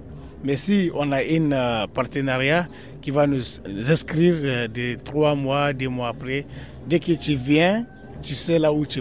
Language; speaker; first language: French; non-native, local second language; Tamasheq